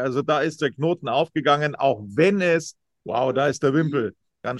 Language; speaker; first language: German; native; German